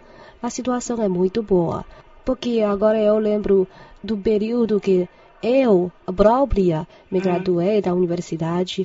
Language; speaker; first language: Portuguese; non-native, fluent; Chinese